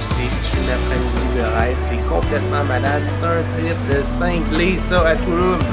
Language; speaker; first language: French; native; French